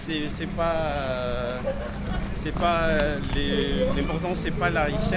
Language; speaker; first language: French; non-native, local second language; Malagasy